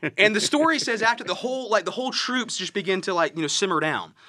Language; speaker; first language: English; native; English